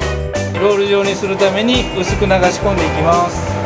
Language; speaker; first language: Japanese; native; Japanese